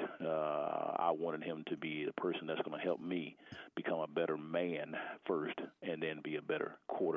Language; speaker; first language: English; native; English